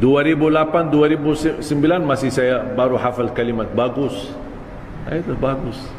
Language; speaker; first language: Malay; non-native, fluent; Arabic